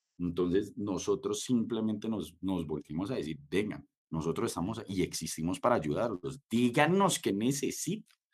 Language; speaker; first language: Spanish; native; Spanish